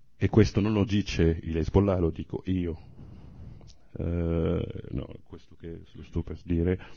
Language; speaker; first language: Italian; non-native, fluent; Arabic